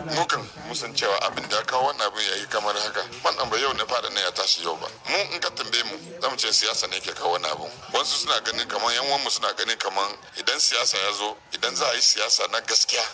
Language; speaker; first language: Hausa; non-native, local second language; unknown